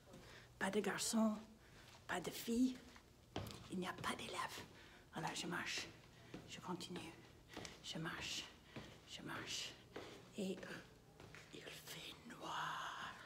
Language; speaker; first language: French; non-native, fluent; English